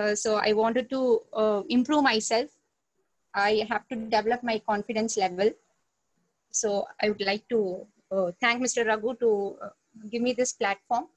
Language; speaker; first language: English; non-native, local second language; Tamil